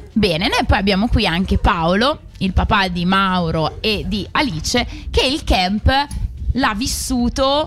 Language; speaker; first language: Italian; native; Italian